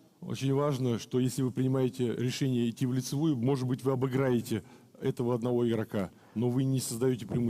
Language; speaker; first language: Russian; native; Russian